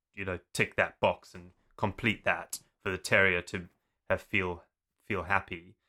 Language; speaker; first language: English; native; English